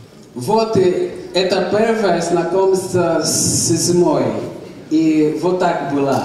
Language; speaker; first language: Russian; non-native, learner; Portuguese